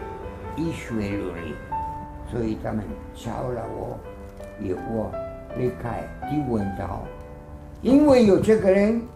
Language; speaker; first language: Chinese; non-native, fluent; Spanish